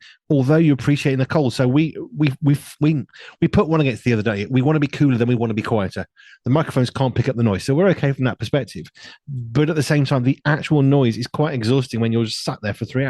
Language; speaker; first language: English; native; English